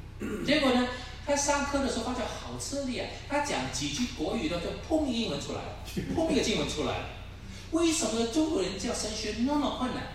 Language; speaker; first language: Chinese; non-native, local second language; Cantonese